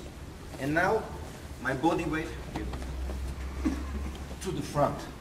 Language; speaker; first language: English; non-native, learner; German